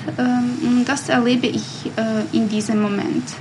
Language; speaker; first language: German; non-native, learner; Bosnian